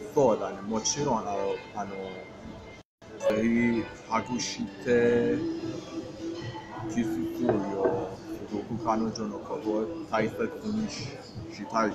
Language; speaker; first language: Japanese; non-native, fluent; Persian